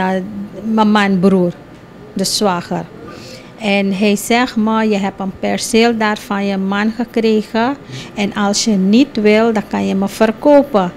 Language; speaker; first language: Dutch; non-native, local second language; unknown